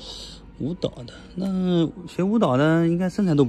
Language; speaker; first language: Chinese; native; Chinese